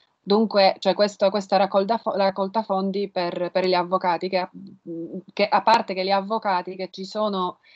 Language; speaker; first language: Italian; non-native, fluent; Polish